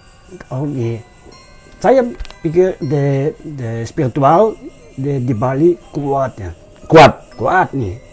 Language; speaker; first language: Indonesian; non-native, learner; Dutch